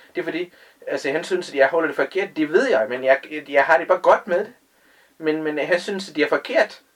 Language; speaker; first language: Danish; non-native, fluent; Tamil